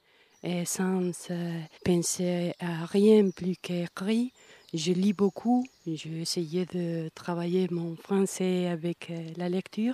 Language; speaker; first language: French; non-native, fluent; Spanish